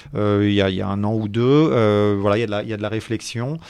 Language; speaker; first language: French; native; French